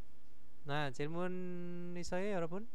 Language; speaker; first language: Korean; non-native, fluent; Indonesian